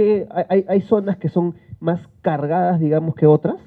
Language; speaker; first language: Spanish; native; Spanish